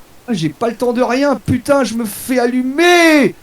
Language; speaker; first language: French; native; French